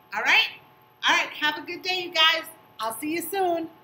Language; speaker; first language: English; native; English